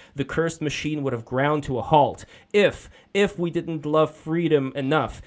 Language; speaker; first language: English; non-native, fluent; Russian